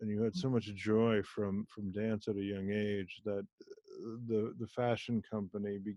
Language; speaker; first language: English; non-native, fluent; Hindi